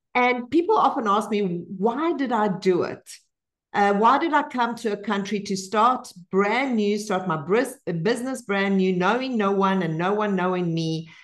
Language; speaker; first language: English; non-native, fluent; Spanish